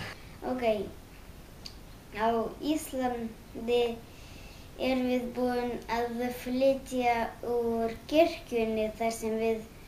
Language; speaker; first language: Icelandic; early bilingual, other home language; Russian